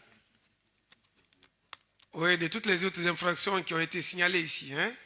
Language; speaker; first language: French; native; French